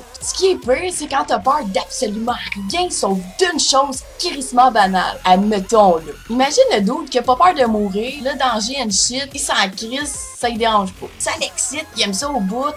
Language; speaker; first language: French; native; French